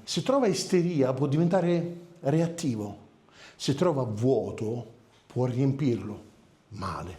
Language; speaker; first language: Italian; native; Italian